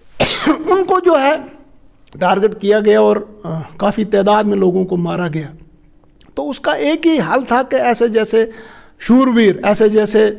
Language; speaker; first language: Hindi; non-native, local second language; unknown